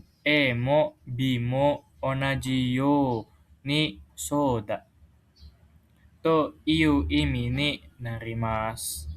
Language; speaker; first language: Japanese; non-native, fluent; Indonesian